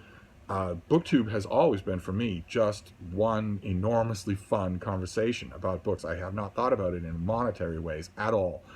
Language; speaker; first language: English; native; English